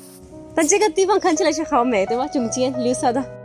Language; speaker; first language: Chinese; non-native, learner; Urdu